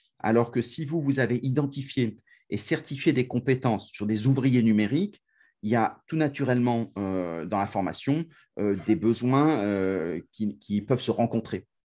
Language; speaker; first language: French; native; French